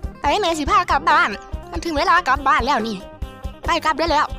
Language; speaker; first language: Thai; non-native, local second language; Northeastern Thai